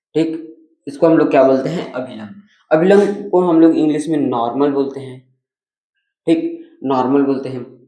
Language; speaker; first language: Hindi; native; Hindi